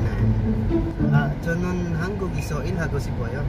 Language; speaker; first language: Korean; non-native, learner; Filipino